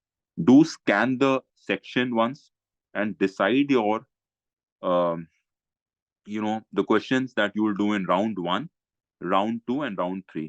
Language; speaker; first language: English; non-native, local second language; Hindi